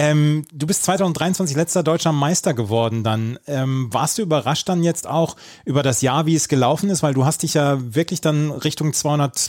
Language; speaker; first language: German; native; German